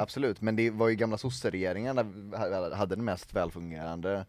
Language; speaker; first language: Swedish; native; Swedish